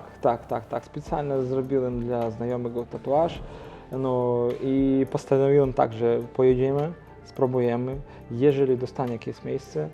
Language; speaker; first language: Polish; non-native, local second language; Ukrainian